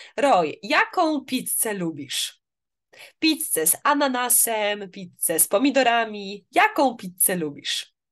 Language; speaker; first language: Polish; native; Polish